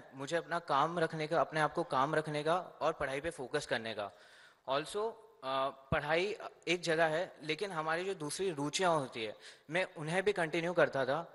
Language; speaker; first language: Hindi; native; Hindi